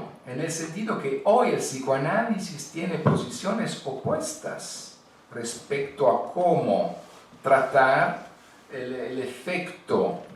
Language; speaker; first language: Spanish; non-native, fluent; Italian